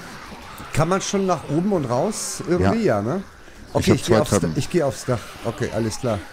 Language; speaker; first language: German; native; German